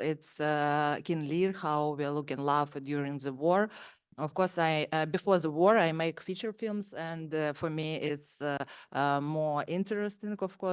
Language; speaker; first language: English; non-native, learner; Ukrainian